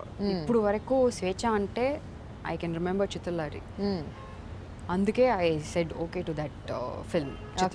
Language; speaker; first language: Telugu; non-native, learner; Tamil